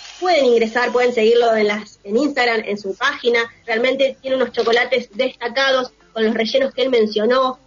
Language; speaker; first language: Spanish; native; Spanish